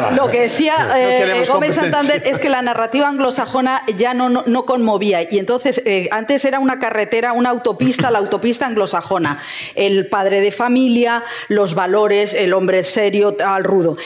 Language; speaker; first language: Spanish; non-native, fluent; Swedish